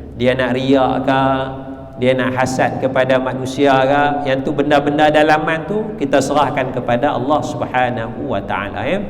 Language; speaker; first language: Malay; native; Malay